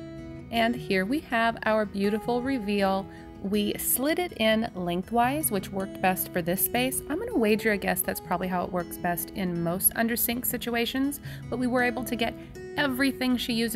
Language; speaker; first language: English; native; English